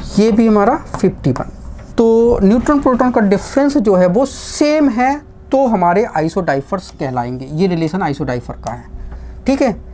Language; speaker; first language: Hindi; non-native, local second language; Gujarati